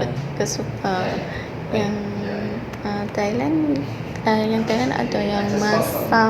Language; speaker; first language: Indonesian; non-native, learner; Malay